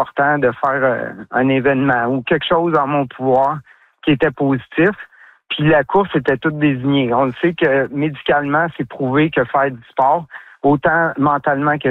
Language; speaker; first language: French; native; French